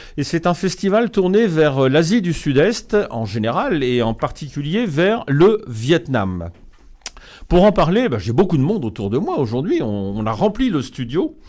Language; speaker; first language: French; native; French